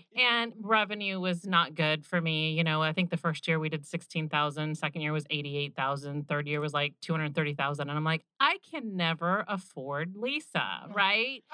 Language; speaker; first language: English; native; English